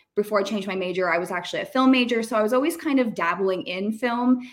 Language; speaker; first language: English; native; English